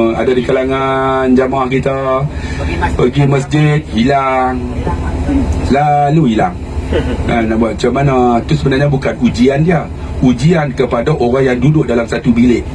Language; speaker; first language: Malay; native; Malay